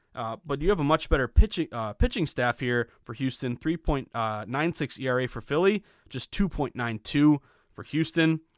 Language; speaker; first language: English; native; English